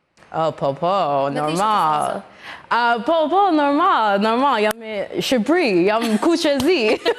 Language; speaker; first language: Albanian; non-native, learner; English